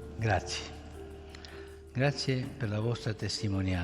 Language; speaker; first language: Italian; non-native, fluent; Spanish